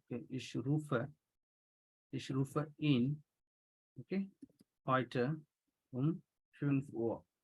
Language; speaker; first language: German; non-native, fluent; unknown